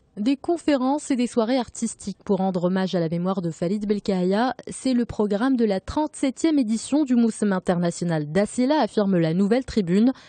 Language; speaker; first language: French; non-native, local second language; Arabic